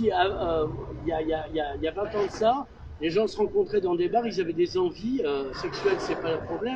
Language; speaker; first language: French; native; French